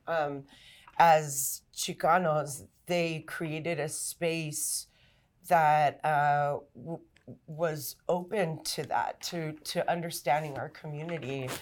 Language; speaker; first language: English; native; English